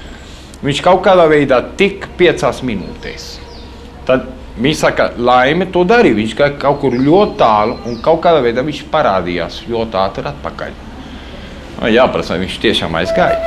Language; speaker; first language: Latvian; early bilingual, heritage; Latvian